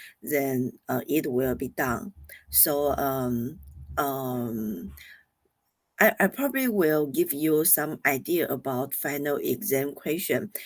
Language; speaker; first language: English; non-native, fluent; Chinese